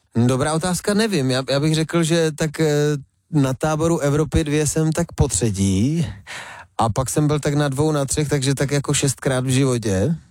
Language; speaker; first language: Czech; early bilingual, other home language; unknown